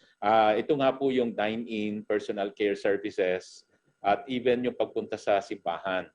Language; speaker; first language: Filipino; native; Filipino